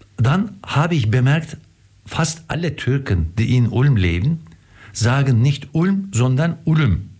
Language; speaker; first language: German; non-native, fluent; Turkish